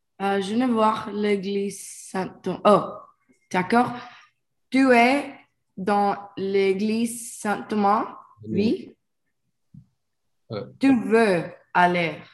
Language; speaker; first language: French; non-native, learner; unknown